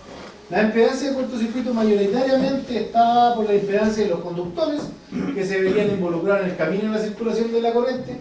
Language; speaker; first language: Spanish; native; Spanish